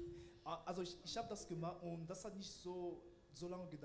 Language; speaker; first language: German; non-native, learner; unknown